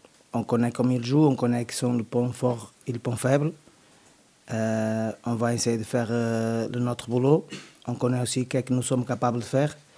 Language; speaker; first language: French; non-native, learner; Portuguese